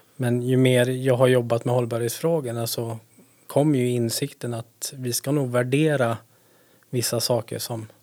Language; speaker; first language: Swedish; native; Swedish